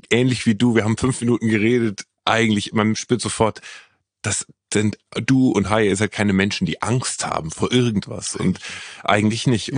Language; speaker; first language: German; native; German